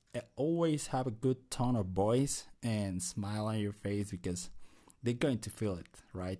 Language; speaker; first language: English; non-native, fluent; Spanish